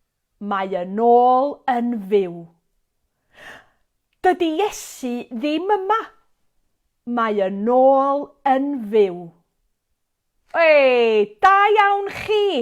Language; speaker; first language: Welsh; native; Welsh